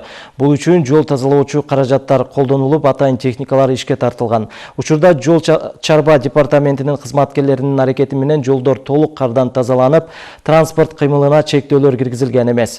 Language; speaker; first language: Kyrgyz; native; Kyrgyz